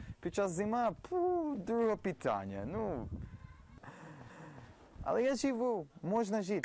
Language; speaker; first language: Ukrainian; non-native, learner; English